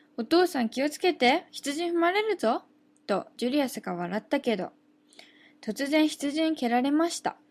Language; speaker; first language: Japanese; native; Japanese